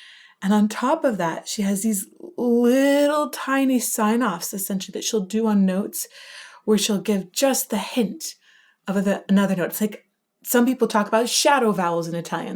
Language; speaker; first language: English; native; English